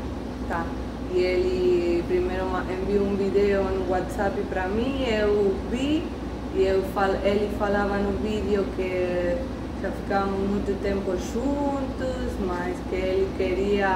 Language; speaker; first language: Portuguese; non-native, learner; Spanish